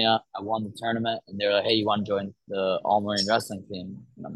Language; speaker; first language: English; native; English